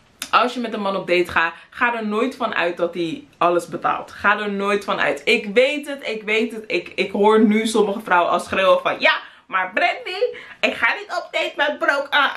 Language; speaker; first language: Dutch; native; Dutch